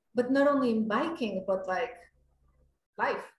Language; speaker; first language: English; non-native, fluent; French